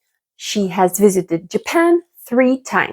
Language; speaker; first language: English; non-native, fluent; Spanish